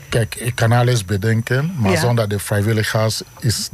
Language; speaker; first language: Dutch; non-native, learner; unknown